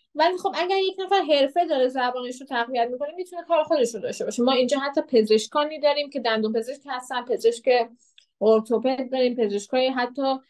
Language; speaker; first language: Persian; native; Persian